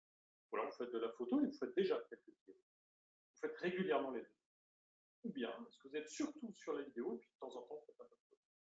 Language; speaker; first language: French; native; French